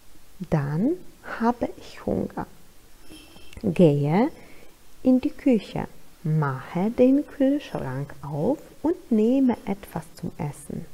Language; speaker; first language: German; non-native, fluent; Polish